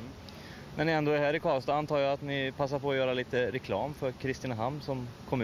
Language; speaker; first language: Swedish; native; Swedish